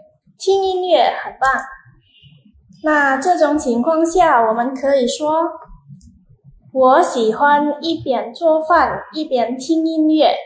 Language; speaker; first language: Chinese; non-native, fluent; Indonesian